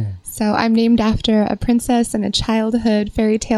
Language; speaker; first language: English; native; English